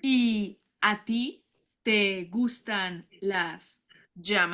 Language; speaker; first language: Spanish; non-native, learner; English